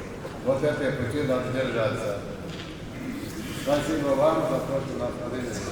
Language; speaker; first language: Russian; non-native, local second language; Kumyk